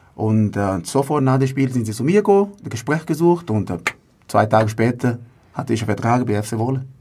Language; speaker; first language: German; non-native, fluent; Portuguese